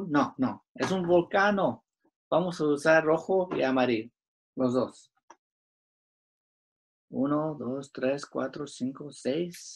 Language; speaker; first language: Spanish; early bilingual, heritage; Spanish